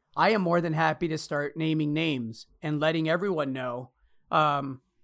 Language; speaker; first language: English; early bilingual, other home language; Spanish